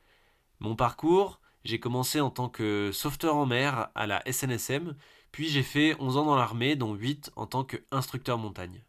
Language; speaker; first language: French; native; French